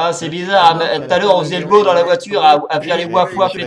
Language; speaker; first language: French; native; French